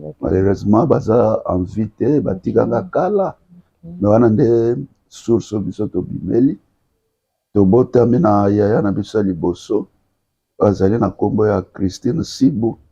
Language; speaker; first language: Lingala; non-native, local second language; Kongo